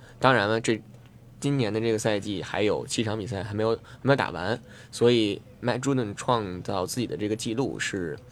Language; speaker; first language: Chinese; native; Chinese